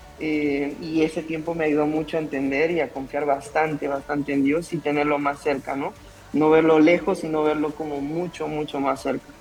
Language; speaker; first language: Spanish; native; Spanish